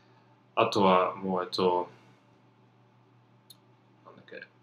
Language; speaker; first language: Japanese; non-native, fluent; English